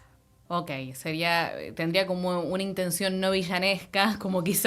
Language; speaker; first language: Spanish; native; Spanish